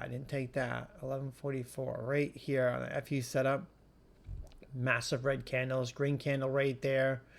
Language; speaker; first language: English; native; English